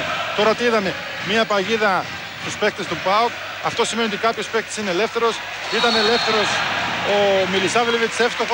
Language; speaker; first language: Greek; native; Greek